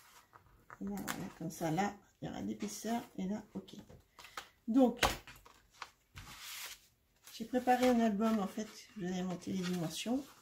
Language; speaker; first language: French; native; French